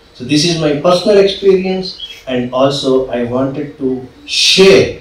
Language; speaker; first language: English; non-native, local second language; Kannada